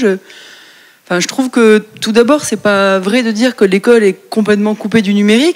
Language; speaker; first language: French; native; French